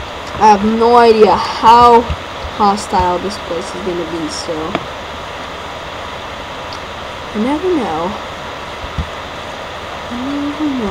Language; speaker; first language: English; native; English